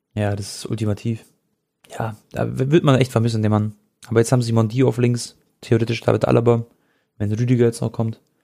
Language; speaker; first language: German; early bilingual, other home language; Croatian